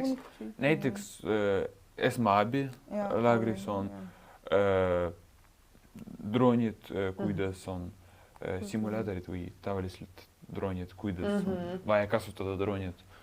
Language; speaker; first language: Estonian; non-native, local second language; Russian